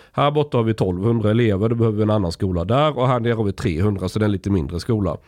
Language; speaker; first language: Swedish; native; Swedish